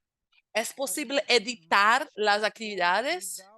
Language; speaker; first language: Spanish; non-native, fluent; Portuguese